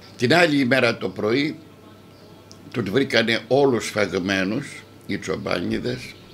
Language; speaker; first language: Greek; native; Greek